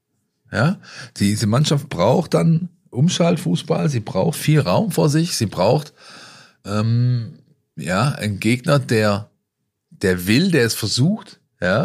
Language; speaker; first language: German; native; German